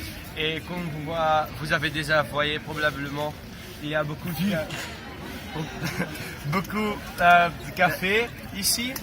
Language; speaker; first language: French; non-native, learner; Dutch